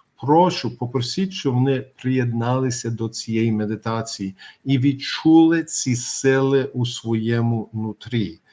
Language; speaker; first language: Ukrainian; early bilingual, heritage; Ukrainian